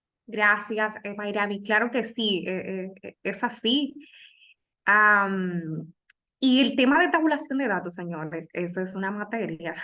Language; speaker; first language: Spanish; native; Spanish